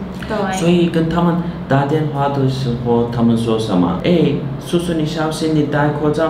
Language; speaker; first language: Chinese; non-native, learner; Turkish